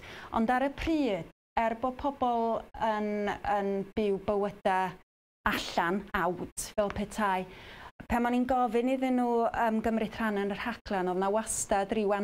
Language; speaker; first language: Welsh; native; Welsh